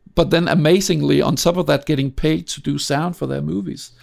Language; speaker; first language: English; non-native, fluent; Danish